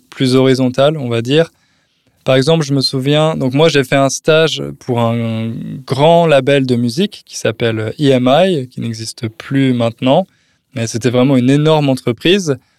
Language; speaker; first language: French; native; French